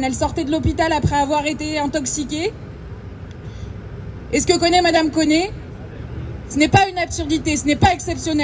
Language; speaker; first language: French; native; French